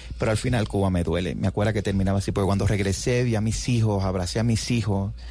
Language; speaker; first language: Spanish; native; Spanish